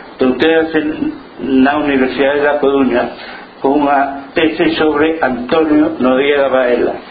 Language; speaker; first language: Galician; non-native, local second language; Spanish